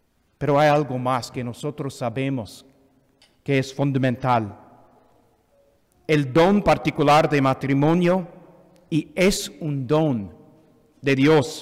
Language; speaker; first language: Spanish; non-native, fluent; English